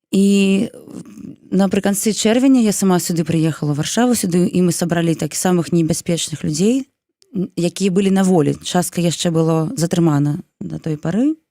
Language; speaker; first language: Belarusian; non-native, local second language; Russian